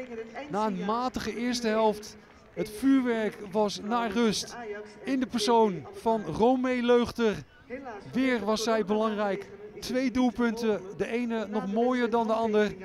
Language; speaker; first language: Dutch; native; Dutch